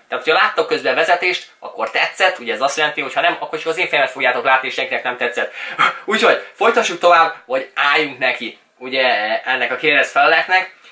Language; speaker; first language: Hungarian; early bilingual, other home language; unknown